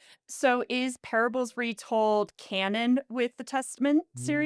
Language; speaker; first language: English; native; English